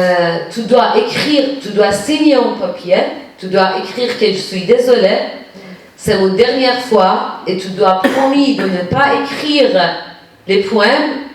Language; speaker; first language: French; non-native, fluent; Persian